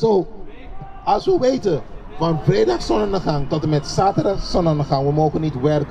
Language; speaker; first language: Dutch; non-native, learner; English